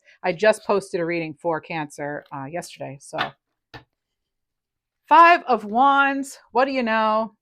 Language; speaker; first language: English; native; English